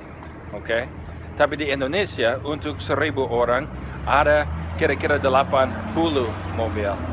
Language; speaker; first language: Indonesian; non-native, fluent; English